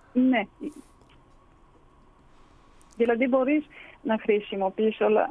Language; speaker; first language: Greek; early bilingual, heritage; Greek